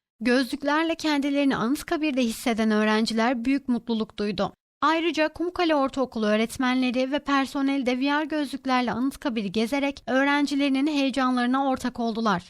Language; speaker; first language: Turkish; native; Turkish